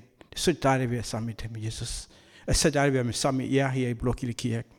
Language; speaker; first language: Danish; non-native, learner; Kabuverdianu